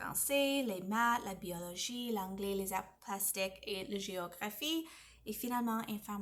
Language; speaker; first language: French; non-native, fluent; English